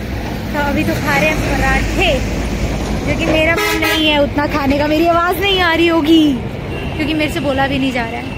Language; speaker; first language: Hindi; native; Hindi